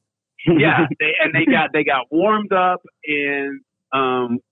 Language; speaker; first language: English; native; English